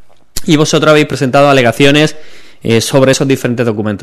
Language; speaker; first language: Spanish; native; Spanish